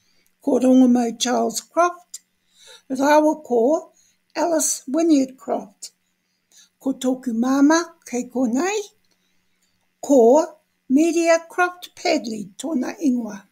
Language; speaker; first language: Māori; non-native, local second language; English